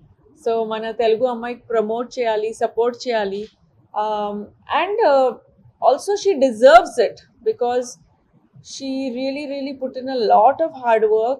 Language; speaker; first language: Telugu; non-native, local second language; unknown